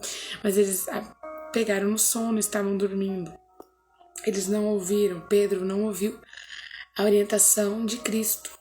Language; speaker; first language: Portuguese; native; Portuguese